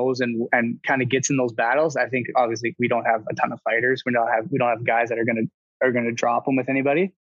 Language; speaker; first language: English; native; English